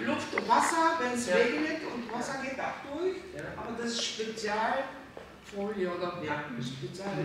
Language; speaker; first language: German; non-native, learner; Korean